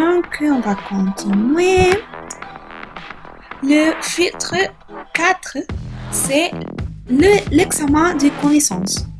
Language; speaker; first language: French; non-native, learner; Spanish